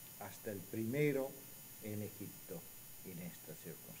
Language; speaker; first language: Spanish; non-native, fluent; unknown